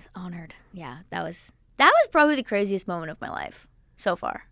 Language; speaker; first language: English; native; English